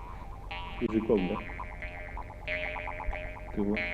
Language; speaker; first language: Russian; native; Russian